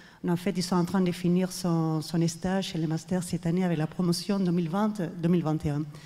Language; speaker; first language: French; non-native, fluent; Spanish